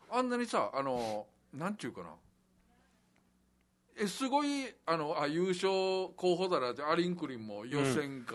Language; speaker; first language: Japanese; native; Japanese